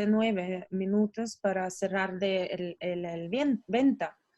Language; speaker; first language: Spanish; non-native, learner; Russian